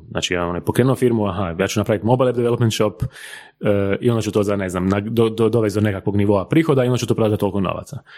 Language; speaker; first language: Croatian; native; Croatian